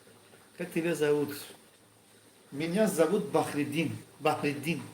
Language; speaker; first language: Russian; non-native, learner; Tajik